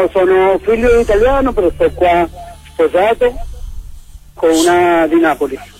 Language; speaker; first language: Italian; early bilingual, heritage; Spanish